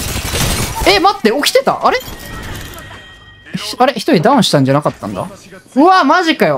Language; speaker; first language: Japanese; native; Japanese